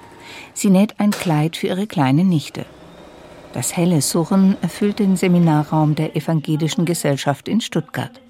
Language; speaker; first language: German; native; German